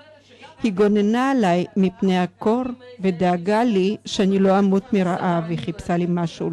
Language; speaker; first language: Hebrew; early bilingual, other home language; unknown